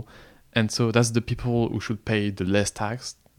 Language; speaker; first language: English; non-native, fluent; French